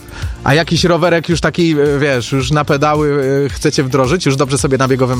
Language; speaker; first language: Polish; native; Polish